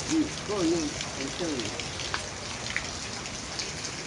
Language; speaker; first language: Chinese; non-native, local second language; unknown